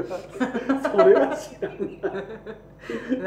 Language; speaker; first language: Japanese; native; Japanese